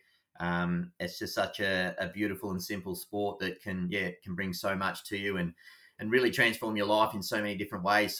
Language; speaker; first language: English; native; English